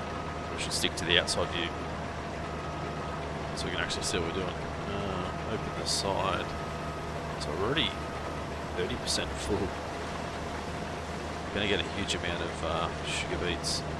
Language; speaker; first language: English; native; English